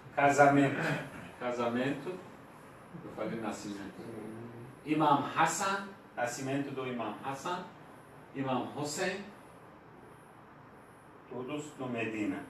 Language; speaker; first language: Portuguese; non-native, fluent; Persian